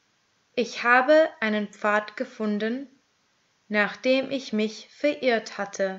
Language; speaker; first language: German; native; German